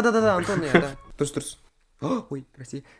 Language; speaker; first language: Russian; non-native, local second language; Kazakh